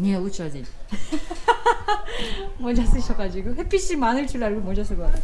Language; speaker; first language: Korean; non-native, fluent; Uzbek